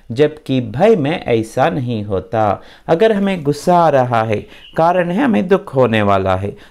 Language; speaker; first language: Hindi; non-native, local second language; Kannada